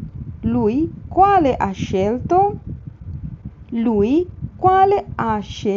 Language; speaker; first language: Italian; non-native, fluent; Bangla